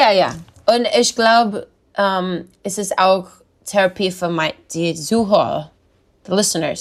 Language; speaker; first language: German; non-native, learner; English